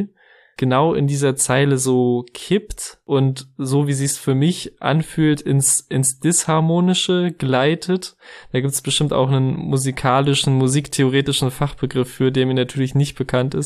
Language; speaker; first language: German; native; German